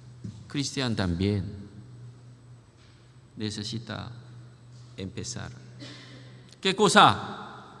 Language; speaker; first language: Spanish; non-native, learner; Korean